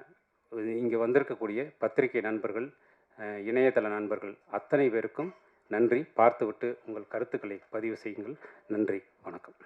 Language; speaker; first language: Tamil; native; Tamil